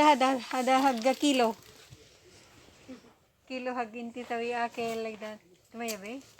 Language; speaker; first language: Arabic; non-native, learner; Filipino